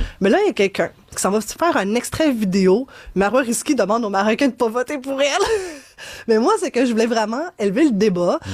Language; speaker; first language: French; early bilingual, other home language; Arabic